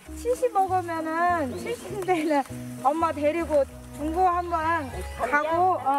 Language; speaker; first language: Korean; non-native, fluent; Chinese